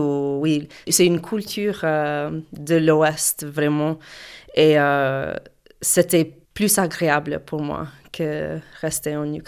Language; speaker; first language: French; non-native, fluent; English